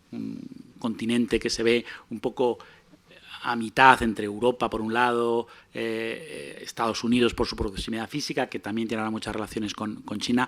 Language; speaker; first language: Spanish; native; Spanish